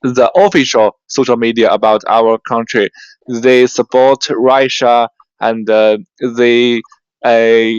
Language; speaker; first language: English; non-native, learner; Chinese